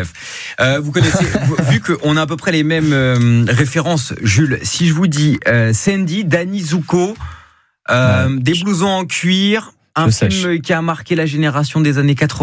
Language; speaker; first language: French; native; French